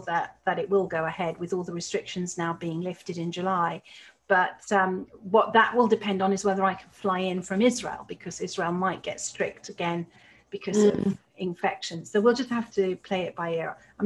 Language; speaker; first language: English; native; English